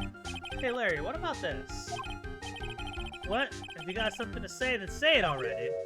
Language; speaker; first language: English; native; English